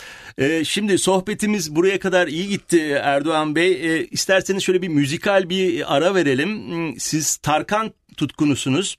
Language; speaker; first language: Turkish; native; Turkish